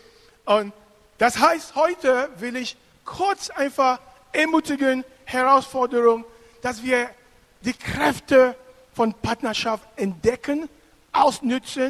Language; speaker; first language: German; non-native, fluent; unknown